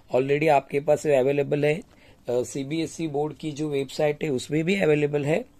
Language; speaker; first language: Hindi; non-native, local second language; Marathi